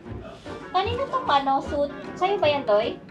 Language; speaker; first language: Filipino; native; Filipino